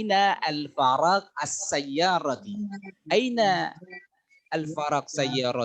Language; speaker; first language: Arabic; non-native, fluent; Indonesian